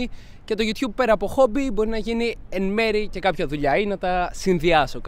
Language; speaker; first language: Greek; native; Greek